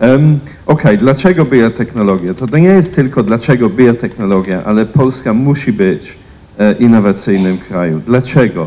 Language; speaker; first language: Polish; non-native, fluent; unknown